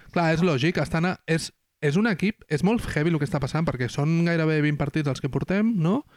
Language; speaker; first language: Catalan; non-native, local second language; Spanish